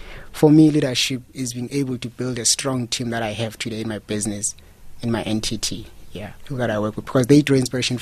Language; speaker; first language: English; non-native, local second language; Xhosa